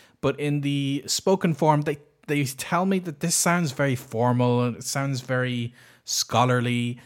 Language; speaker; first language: English; native; English